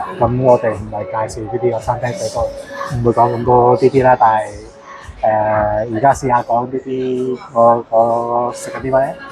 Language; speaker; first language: Cantonese; non-native, fluent; English